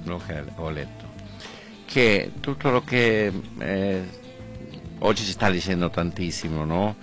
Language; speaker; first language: Italian; non-native, learner; Spanish